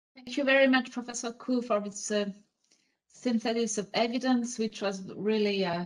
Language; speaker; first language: English; non-native, fluent; French